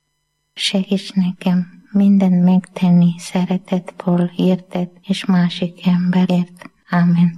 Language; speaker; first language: Hungarian; non-native, learner; Malayalam